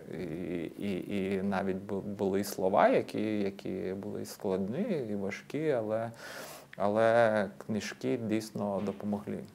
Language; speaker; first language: Ukrainian; non-native, fluent; Lithuanian